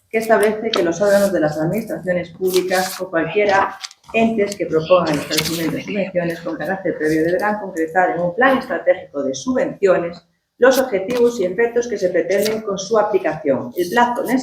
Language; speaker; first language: Spanish; non-native, local second language; Galician